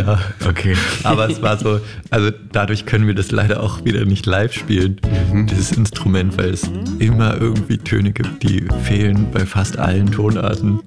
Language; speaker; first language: German; native; German